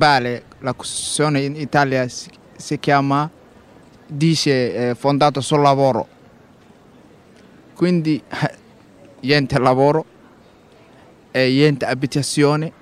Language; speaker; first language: Italian; non-native, learner; Somali